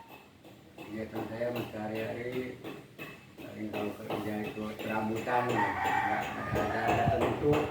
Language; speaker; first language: Indonesian; non-native, local second language; Sundanese